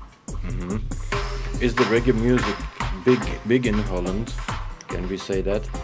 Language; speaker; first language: English; non-native, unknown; Turkish